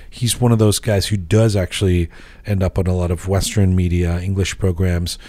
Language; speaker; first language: English; native; English